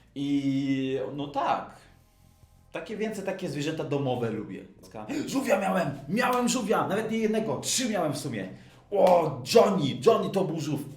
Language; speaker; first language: Polish; early bilingual, heritage; Polish